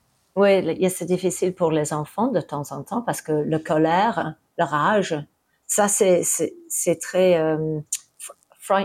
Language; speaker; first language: French; early bilingual, heritage; English